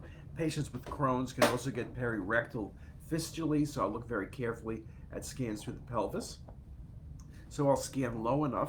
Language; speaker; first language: English; native; English